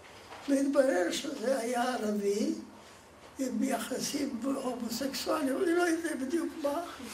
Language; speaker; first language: Hebrew; non-native, fluent; Polish